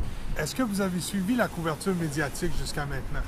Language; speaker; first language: French; native; French